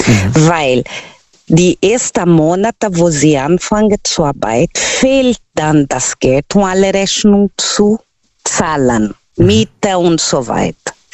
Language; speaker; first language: German; non-native, learner; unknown